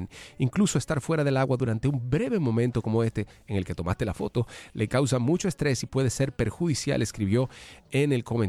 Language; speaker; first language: Spanish; native; Spanish